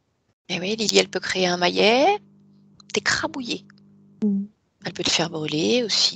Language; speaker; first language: French; native; French